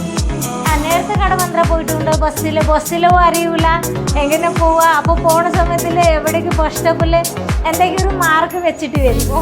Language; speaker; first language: Malayalam; non-native, local second language; Bangla